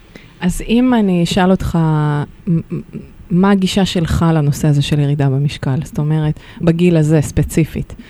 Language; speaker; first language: Hebrew; native; Hebrew